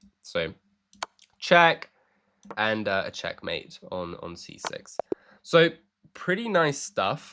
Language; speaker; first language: English; native; English